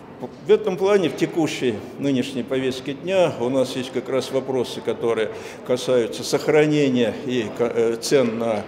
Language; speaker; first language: Russian; native; Russian